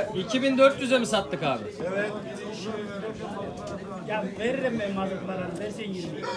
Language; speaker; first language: Turkish; native; Turkish